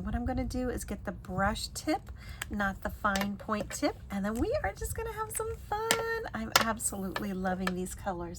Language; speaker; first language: English; native; English